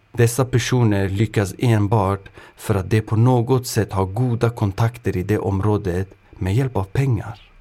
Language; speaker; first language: Swedish; native; Swedish